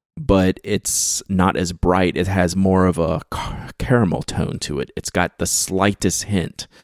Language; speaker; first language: English; native; English